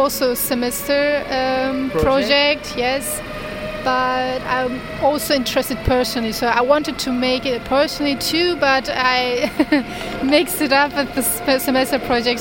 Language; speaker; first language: English; non-native, learner; Turkish